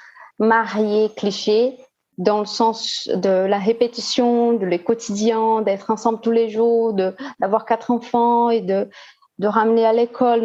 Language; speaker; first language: French; non-native, fluent; Portuguese